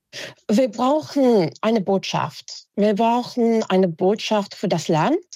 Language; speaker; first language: German; non-native, fluent; English